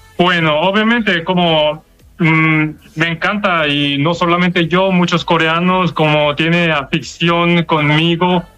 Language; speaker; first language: Spanish; non-native, fluent; Korean